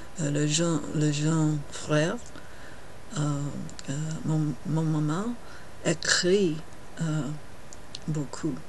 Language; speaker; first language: French; non-native, learner; English